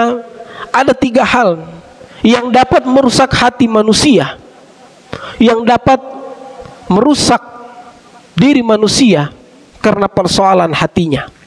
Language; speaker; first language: Indonesian; native; Indonesian